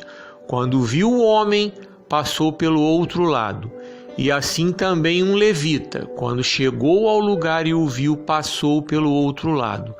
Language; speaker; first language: Portuguese; native; Portuguese